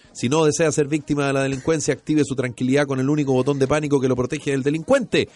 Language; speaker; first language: Spanish; native; Spanish